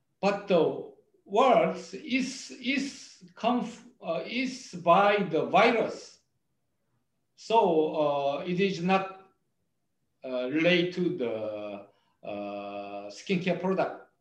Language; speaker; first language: English; non-native, learner; Korean